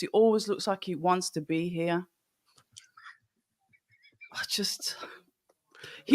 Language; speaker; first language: English; native; English